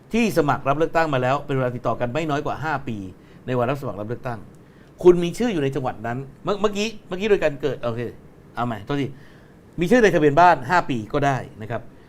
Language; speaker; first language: Thai; native; Thai